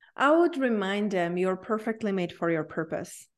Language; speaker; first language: English; non-native, fluent; Czech